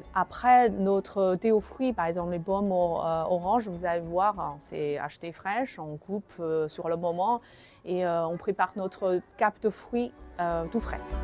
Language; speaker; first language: French; non-native, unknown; Chinese